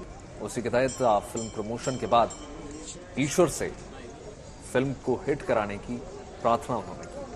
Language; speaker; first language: Hindi; native; Hindi